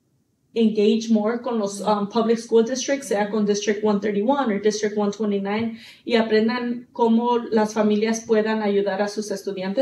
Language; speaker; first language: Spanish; early bilingual, heritage; Spanish